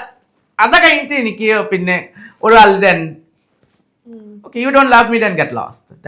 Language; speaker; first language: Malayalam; non-native, local second language; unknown